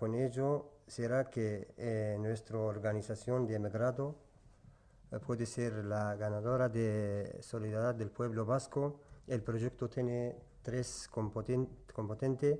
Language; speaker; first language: Spanish; non-native, learner; Kurdish